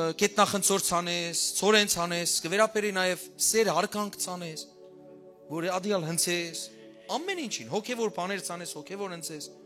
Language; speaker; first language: Armenian; early bilingual, heritage; Armenian